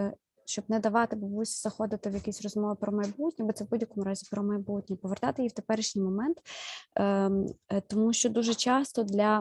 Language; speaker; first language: Ukrainian; native; Ukrainian